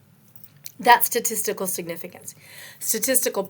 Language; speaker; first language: English; native; English